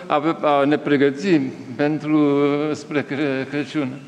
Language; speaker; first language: Romanian; non-native, learner; French